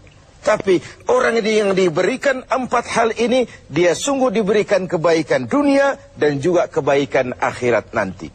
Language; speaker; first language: Malay; native; Malay